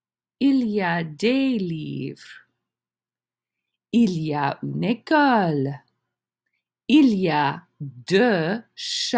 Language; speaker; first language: French; non-native, fluent; English